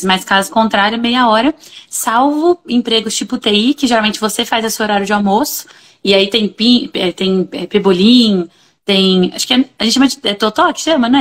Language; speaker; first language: Portuguese; native; Portuguese